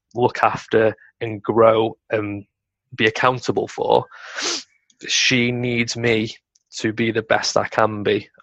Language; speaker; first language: English; native; English